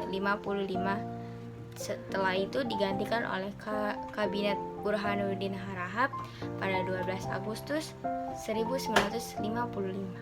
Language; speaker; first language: Indonesian; native; Indonesian